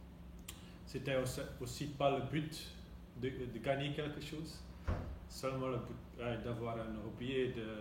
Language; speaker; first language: French; non-native, local second language; Dutch